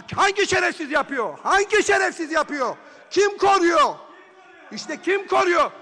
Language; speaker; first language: Turkish; native; Turkish